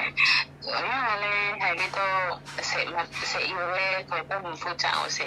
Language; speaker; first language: Cantonese; non-native, fluent; Javanese